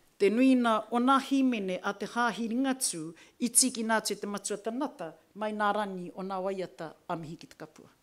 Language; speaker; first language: Māori; native; Māori